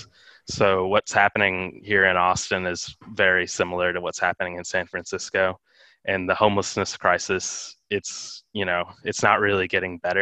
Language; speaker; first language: English; native; English